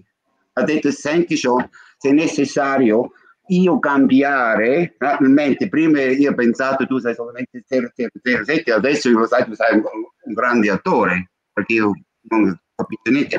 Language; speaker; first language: Italian; non-native, learner; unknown